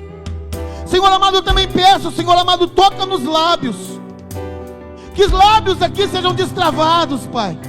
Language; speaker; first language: Portuguese; native; Portuguese